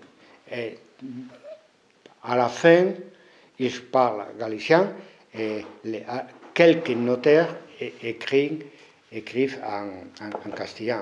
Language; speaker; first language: French; non-native, fluent; Spanish